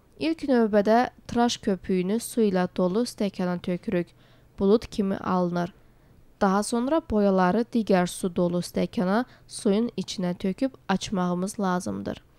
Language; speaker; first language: Azerbaijani; non-native, local second language; Georgian